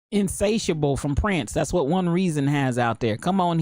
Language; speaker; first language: English; native; English